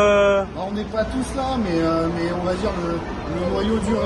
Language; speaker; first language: French; native; French